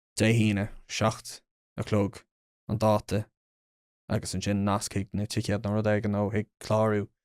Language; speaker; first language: Irish; non-native, local second language; English